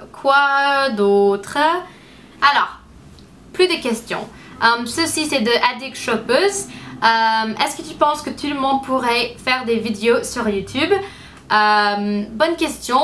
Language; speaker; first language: French; non-native, fluent; English